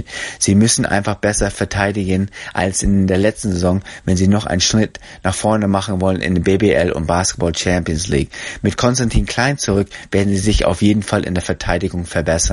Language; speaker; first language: German; native; German